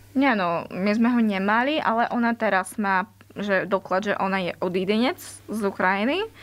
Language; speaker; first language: Slovak; non-native, fluent; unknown